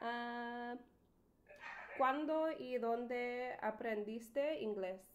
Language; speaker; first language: Spanish; non-native, learner; English